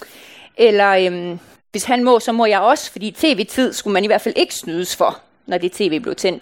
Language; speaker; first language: Danish; native; Danish